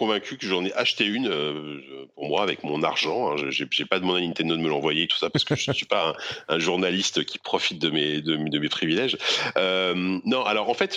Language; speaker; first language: French; native; French